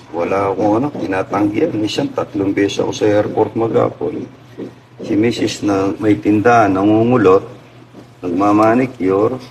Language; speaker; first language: Filipino; non-native, local second language; Pampanga